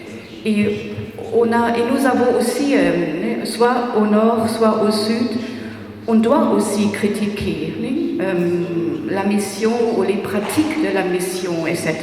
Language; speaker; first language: French; non-native, fluent; German